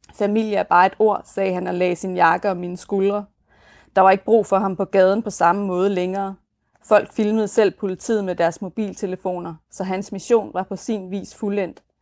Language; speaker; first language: Danish; native; Danish